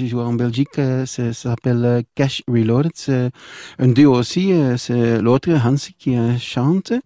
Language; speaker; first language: French; non-native, local second language; Dutch